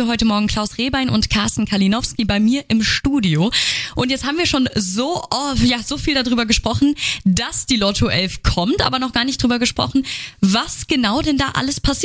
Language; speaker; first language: German; native; German